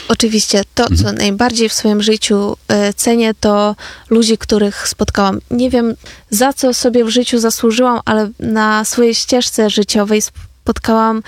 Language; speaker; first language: Polish; non-native, fluent; Ukrainian